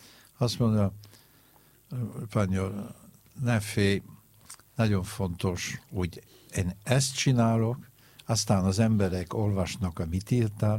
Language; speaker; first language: Hungarian; non-native, fluent; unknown